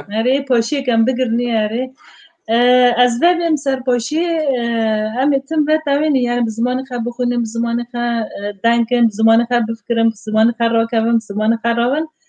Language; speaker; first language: Kurdish; native; Kurdish